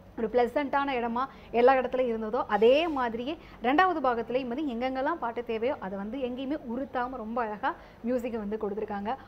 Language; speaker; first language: Tamil; native; Tamil